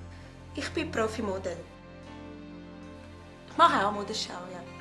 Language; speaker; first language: German; non-native, learner; Portuguese